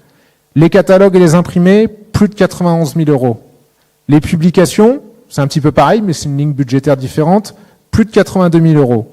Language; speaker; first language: French; native; French